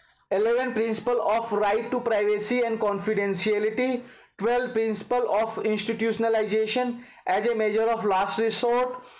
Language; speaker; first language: English; non-native, local second language; Hindi